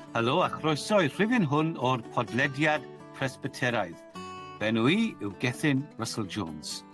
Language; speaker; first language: Welsh; native; Welsh